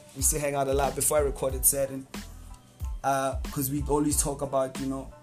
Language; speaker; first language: English; non-native, local second language; Northern Sotho